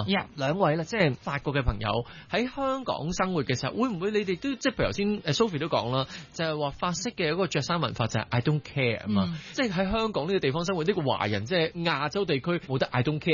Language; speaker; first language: Cantonese; native; Cantonese